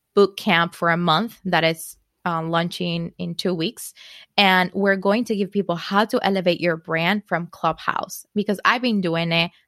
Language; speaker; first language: English; non-native, fluent; Spanish